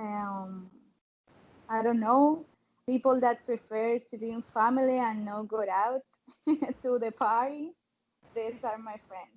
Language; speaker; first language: English; non-native, learner; Spanish